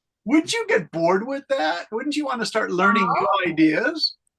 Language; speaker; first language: English; native; English